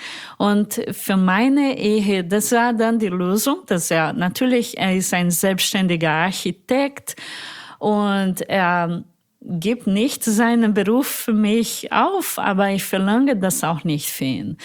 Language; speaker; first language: German; non-native, fluent; Portuguese